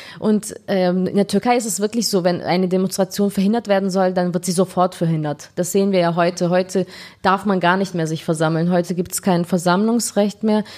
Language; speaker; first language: German; early bilingual, other home language; Turkish